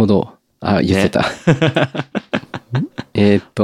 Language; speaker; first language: Japanese; native; Japanese